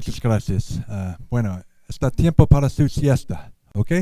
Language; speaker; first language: Spanish; non-native, learner; English